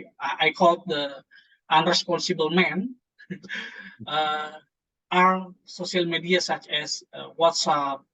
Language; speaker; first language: English; non-native, fluent; Indonesian